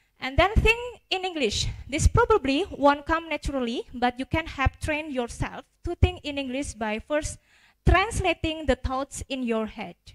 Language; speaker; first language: English; non-native, fluent; Indonesian